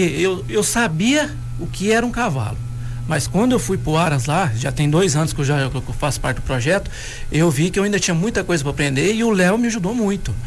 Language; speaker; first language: Portuguese; native; Portuguese